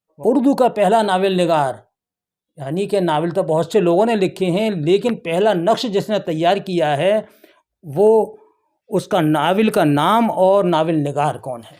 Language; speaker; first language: Urdu; native; Urdu